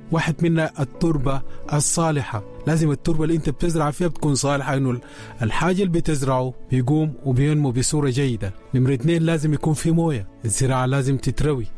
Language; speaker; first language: Arabic; native; Arabic